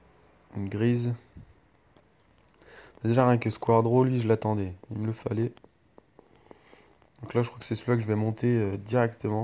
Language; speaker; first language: French; native; French